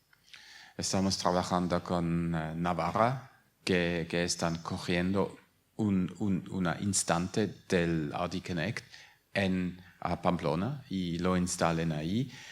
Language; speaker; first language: Spanish; non-native, fluent; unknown